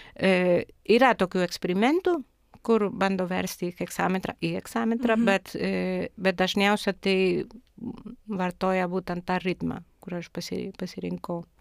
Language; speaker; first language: Lithuanian; non-native, fluent; Spanish